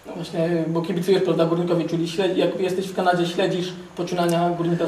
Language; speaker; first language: Polish; native; Polish